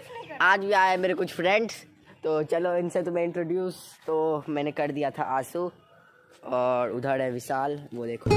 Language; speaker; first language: Hindi; native; Hindi